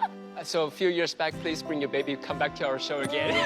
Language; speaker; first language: English; non-native, fluent; Chinese